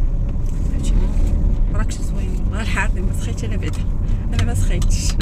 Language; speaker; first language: Arabic; native; Arabic